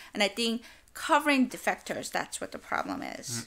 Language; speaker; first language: English; non-native, fluent; Korean